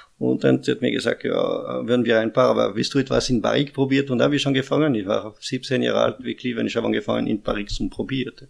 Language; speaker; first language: German; non-native, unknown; French